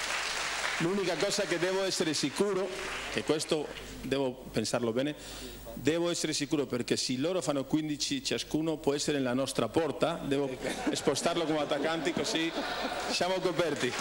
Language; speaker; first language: Italian; non-native, fluent; Spanish